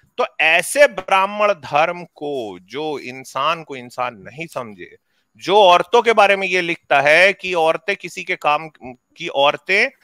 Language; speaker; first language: Hindi; native; Hindi